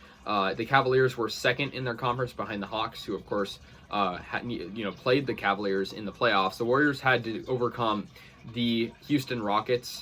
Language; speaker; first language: English; native; English